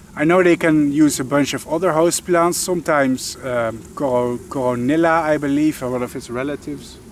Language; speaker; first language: English; non-native, fluent; Dutch